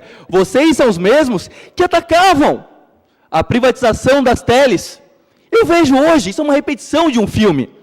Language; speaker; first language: Portuguese; native; Portuguese